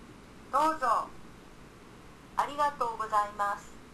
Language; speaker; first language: Japanese; non-native, learner; Indonesian